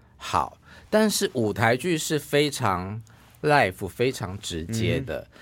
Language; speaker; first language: Chinese; native; Chinese